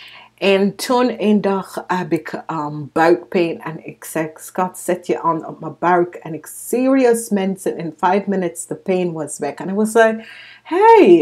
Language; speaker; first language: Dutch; non-native, learner; English